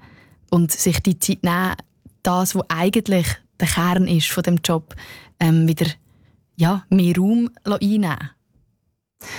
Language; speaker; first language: German; native; German